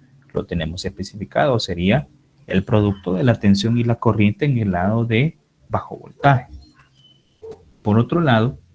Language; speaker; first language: Spanish; native; Spanish